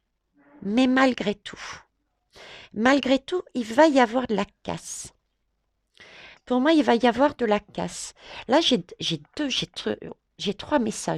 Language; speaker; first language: French; native; French